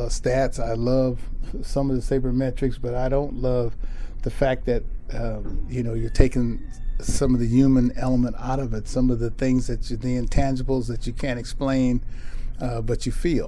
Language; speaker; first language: English; native; English